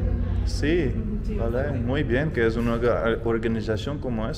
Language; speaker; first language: Spanish; non-native, learner; Dutch